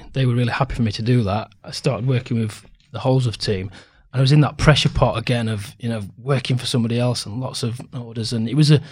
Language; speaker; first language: English; native; English